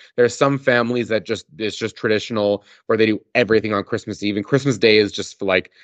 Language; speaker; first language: English; native; English